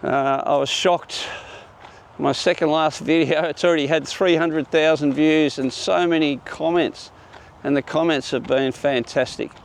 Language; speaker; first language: English; native; English